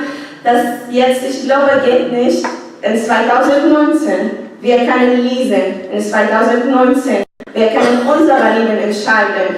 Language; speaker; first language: German; non-native, learner; Arabic